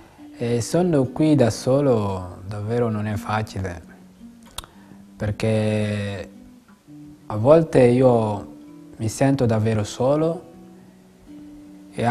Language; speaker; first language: Italian; non-native, fluent; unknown